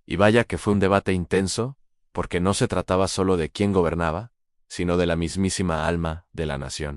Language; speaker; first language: Spanish; native; Spanish